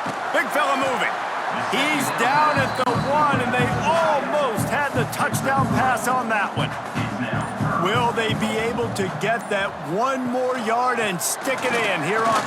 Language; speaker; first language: English; native; English